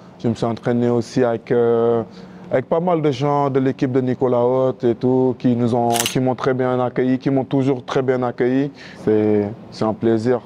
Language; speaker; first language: French; non-native, local second language; Wolof